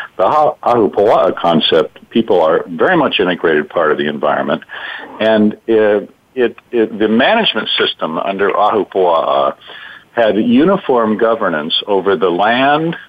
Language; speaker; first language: English; native; English